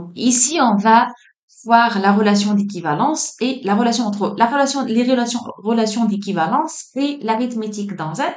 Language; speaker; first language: French; non-native, local second language; Arabic